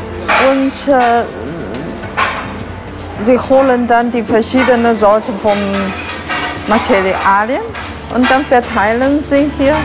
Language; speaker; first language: German; non-native, fluent; Chinese